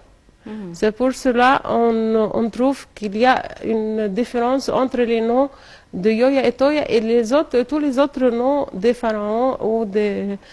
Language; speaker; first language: French; non-native, fluent; Arabic